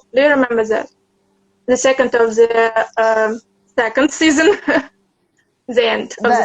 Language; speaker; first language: English; non-native, learner; Russian